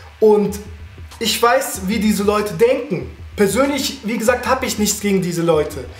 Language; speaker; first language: German; early bilingual, other home language; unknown